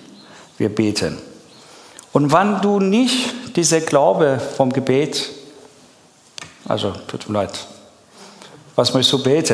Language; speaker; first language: German; non-native, learner; Persian